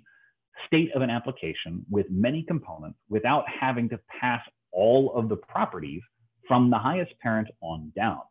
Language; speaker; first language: English; native; English